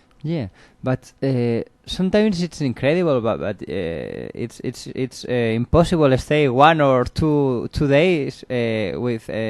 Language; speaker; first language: English; non-native, learner; Spanish